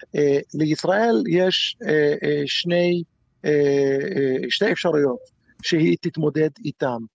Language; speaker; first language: Hebrew; non-native, local second language; Arabic